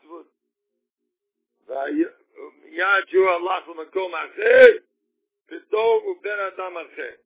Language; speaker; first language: Hebrew; non-native, fluent; Yiddish